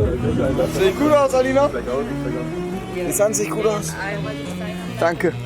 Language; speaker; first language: German; native; German